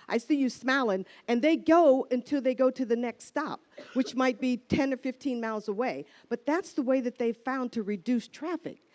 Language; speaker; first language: English; native; English